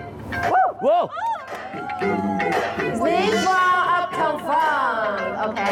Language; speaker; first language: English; non-native, learner; Chinese